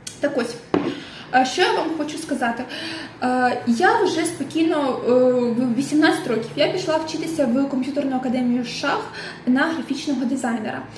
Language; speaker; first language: Ukrainian; non-native, local second language; Russian